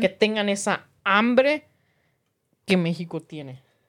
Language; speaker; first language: Spanish; early bilingual, heritage; Spanish